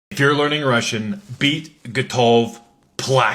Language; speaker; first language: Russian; non-native, learner; English